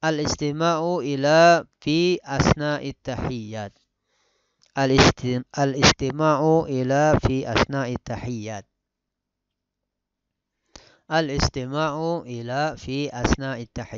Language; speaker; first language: Arabic; non-native, fluent; Indonesian